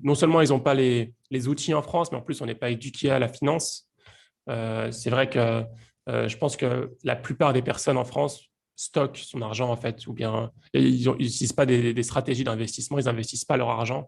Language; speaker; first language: French; native; French